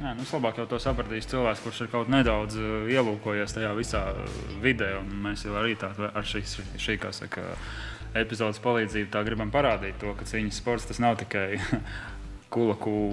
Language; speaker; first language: Latvian; native; Latvian